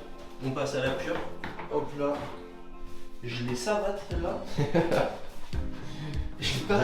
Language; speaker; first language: French; native; French